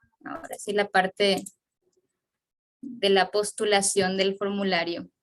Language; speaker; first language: Spanish; native; Spanish